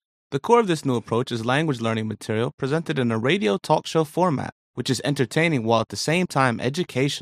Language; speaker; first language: English; native; English